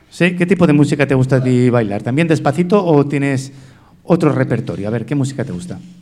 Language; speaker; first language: Spanish; native; Spanish